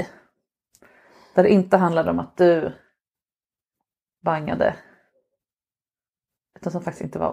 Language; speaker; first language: Swedish; native; Swedish